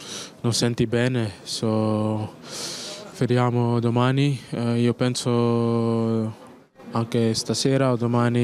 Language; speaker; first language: Italian; non-native, learner; Dutch